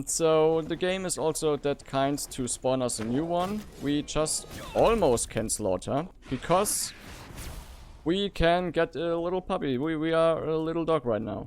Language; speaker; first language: English; non-native, fluent; German